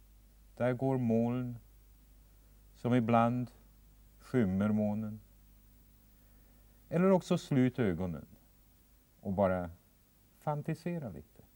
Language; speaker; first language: Swedish; non-native, fluent; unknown